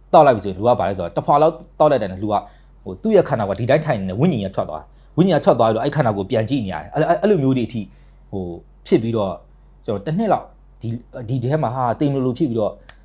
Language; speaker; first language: Burmese; native; Burmese